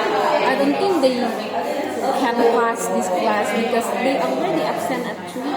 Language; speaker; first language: English; non-native, learner; Indonesian